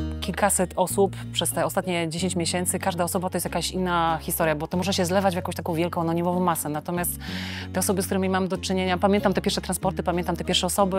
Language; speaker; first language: Polish; native; Polish